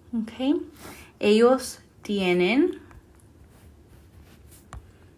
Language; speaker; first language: Spanish; non-native, fluent; English